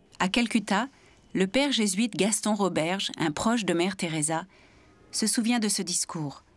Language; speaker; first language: French; native; French